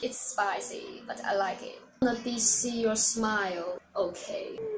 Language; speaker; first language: English; non-native, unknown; Chinese